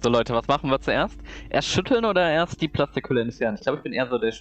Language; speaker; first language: German; native; German